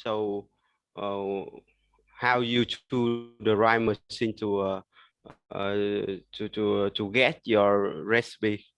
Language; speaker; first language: English; non-native, learner; Vietnamese